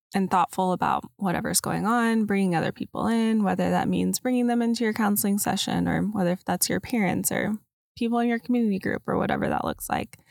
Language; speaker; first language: English; native; English